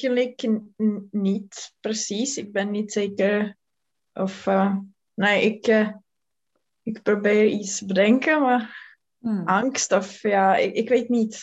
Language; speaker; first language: Dutch; non-native, learner; Czech